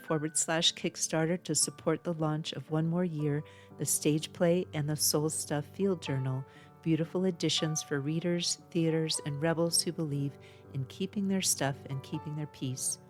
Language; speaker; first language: English; native; English